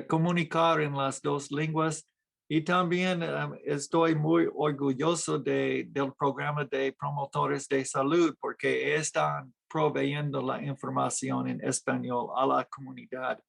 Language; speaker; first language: Spanish; non-native, fluent; English